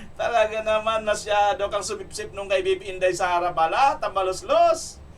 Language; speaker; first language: Filipino; non-native, local second language; Cebuano